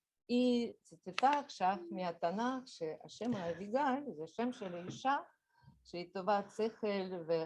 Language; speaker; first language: Hebrew; non-native, fluent; Russian